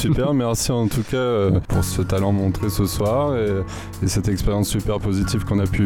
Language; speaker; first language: French; native; French